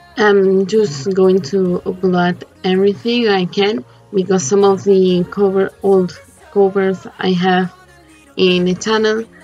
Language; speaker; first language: English; non-native, fluent; Spanish